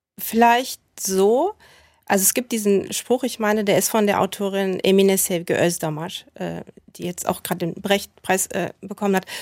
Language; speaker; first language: German; native; German